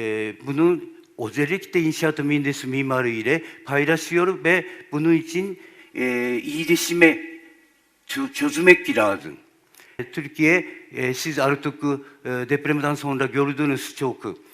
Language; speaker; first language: Turkish; non-native, learner; Japanese